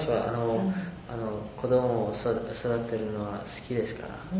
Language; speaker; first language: Japanese; non-native, learner; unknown